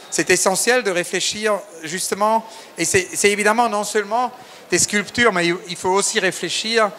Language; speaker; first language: French; native; French